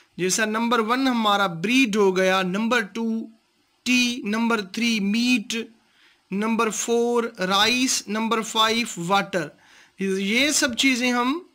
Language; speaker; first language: Urdu; non-native, local second language; Sindhi